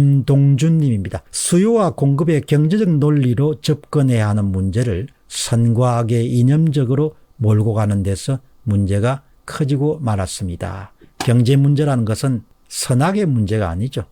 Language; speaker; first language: Korean; native; Korean